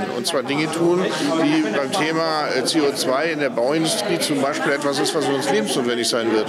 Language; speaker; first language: German; native; German